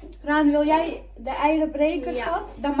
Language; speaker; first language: Dutch; native; Dutch